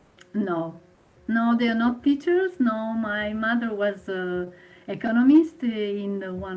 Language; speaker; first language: English; non-native, fluent; Slovenian